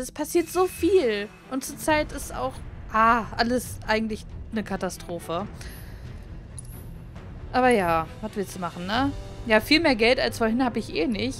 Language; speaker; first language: German; native; German